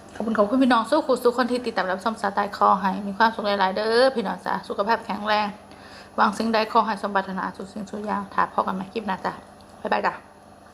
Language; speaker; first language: Thai; native; Thai